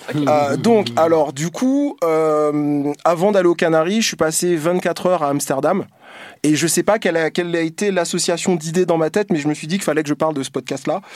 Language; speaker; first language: French; native; French